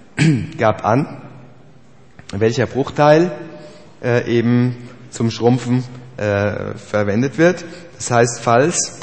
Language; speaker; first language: German; native; German